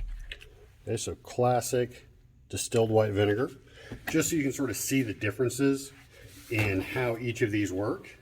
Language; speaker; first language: English; native; English